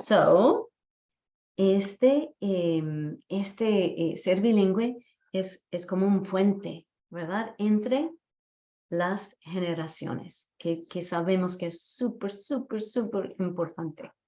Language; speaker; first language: Spanish; non-native, fluent; English